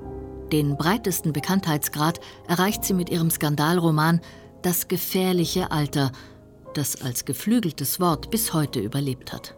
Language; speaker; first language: German; native; German